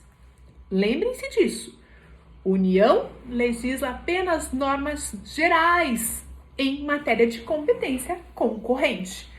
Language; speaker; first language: Portuguese; native; Portuguese